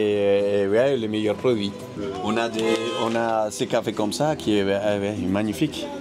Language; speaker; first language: French; non-native, fluent; Spanish